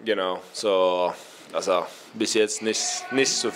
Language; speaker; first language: German; non-native, learner; Norwegian